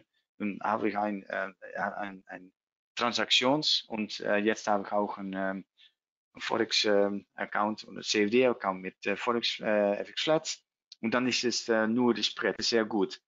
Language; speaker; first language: German; non-native, learner; Dutch